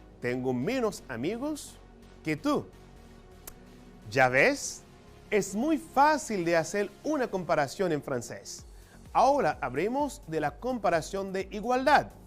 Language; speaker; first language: Spanish; non-native, fluent; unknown